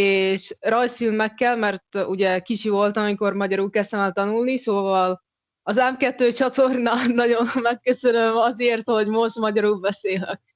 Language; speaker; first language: Hungarian; non-native, local second language; Russian